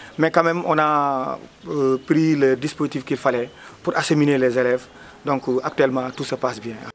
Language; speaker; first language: French; non-native, local second language; Wolof